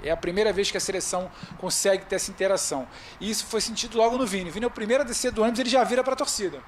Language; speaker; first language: Portuguese; native; Portuguese